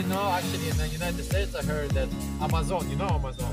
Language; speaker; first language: English; non-native, fluent; Russian